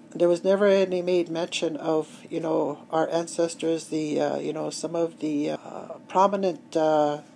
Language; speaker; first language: English; native; English